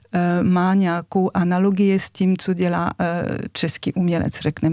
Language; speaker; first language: Czech; non-native, fluent; French